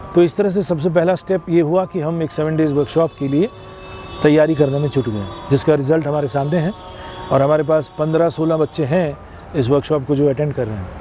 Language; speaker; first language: Hindi; non-native, local second language; Kashmiri